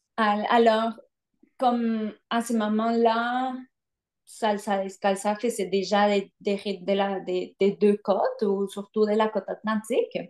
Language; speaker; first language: French; non-native, fluent; Spanish